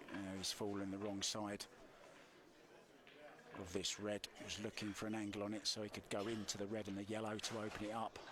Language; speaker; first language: English; native; English